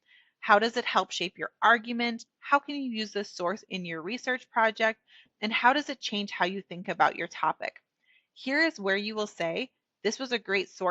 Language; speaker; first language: English; native; English